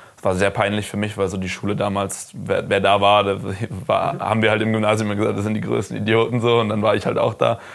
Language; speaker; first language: German; native; German